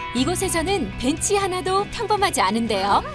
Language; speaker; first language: Korean; native; Korean